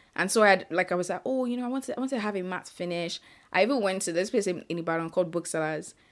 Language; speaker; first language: English; non-native, local second language; Yoruba